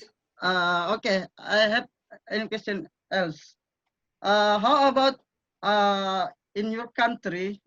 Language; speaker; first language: English; non-native, learner; Indonesian